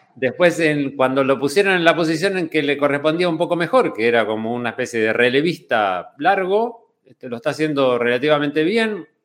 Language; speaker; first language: Spanish; native; Spanish